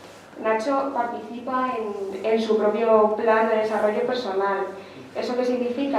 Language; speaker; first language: Spanish; native; Spanish